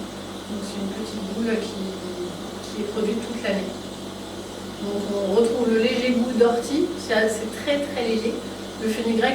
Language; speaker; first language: French; native; French